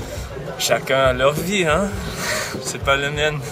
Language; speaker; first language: French; non-native, local second language; English